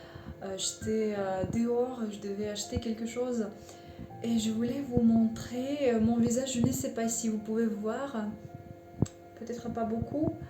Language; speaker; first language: French; non-native, learner; Russian